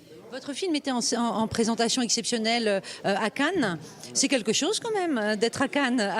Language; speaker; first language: French; native; French